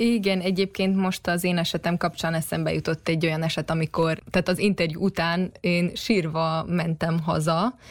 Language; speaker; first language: Hungarian; native; Hungarian